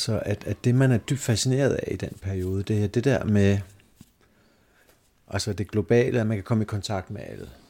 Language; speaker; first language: Danish; native; Danish